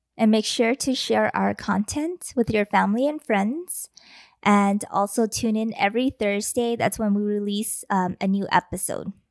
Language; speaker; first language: English; early bilingual, other home language; Vietnamese